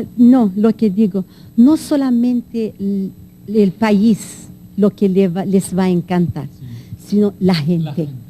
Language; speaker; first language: Spanish; non-native, fluent; Armenian